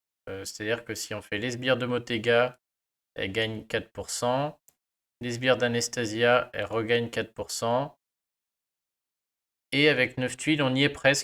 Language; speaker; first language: French; native; French